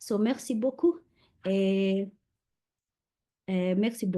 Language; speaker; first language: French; non-native, learner; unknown